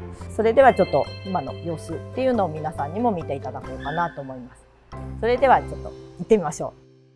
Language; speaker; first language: Japanese; native; Japanese